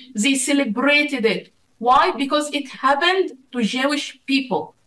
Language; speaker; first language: English; non-native, fluent; Arabic